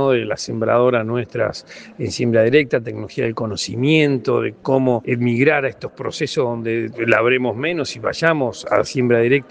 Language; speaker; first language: Spanish; native; Spanish